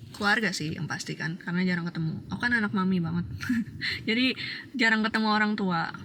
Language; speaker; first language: Indonesian; native; Indonesian